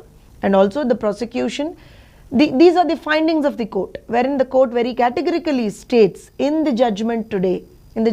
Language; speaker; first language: English; non-native, local second language; Telugu